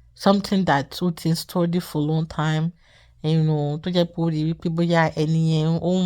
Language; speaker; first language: English; non-native, local second language; Yoruba